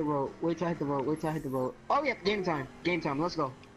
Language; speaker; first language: English; native; English